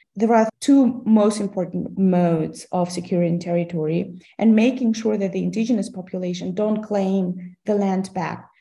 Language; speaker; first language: English; non-native, fluent; Russian